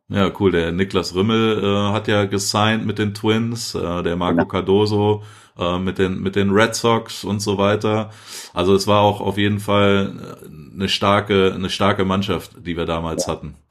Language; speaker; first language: German; native; German